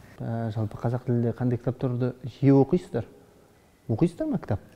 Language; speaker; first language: Kazakh; native; Kazakh